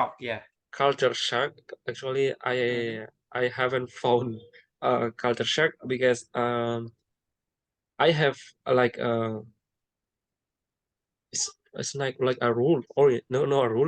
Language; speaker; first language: English; non-native, learner; Indonesian